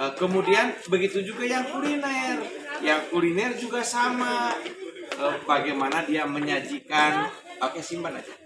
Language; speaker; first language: Indonesian; non-native, local second language; Sundanese